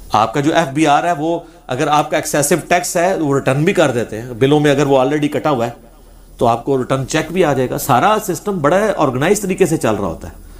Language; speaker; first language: Urdu; non-native, local second language; Punjabi